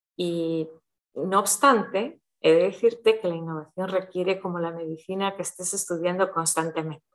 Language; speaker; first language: Spanish; early bilingual, heritage; Spanish